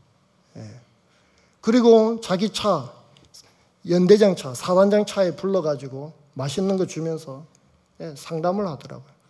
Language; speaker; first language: Korean; native; Korean